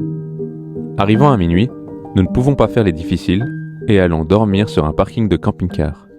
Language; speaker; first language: French; native; French